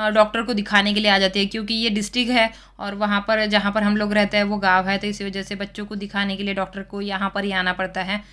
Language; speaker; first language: Hindi; non-native, local second language; Marathi